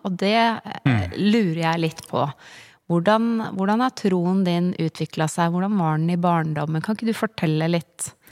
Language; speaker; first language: Norwegian; native; Norwegian